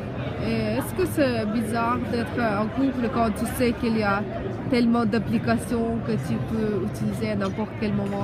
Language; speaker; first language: French; non-native, fluent; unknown